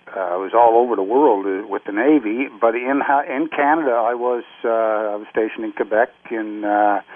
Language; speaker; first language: English; native; English